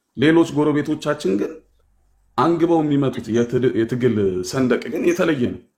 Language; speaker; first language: Amharic; non-native, local second language; Tigrinya